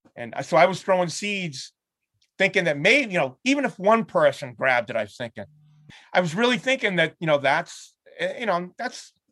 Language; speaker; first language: English; native; English